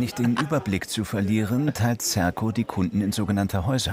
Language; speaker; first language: German; native; German